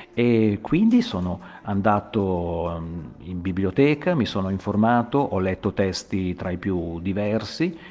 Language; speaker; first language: Italian; native; Italian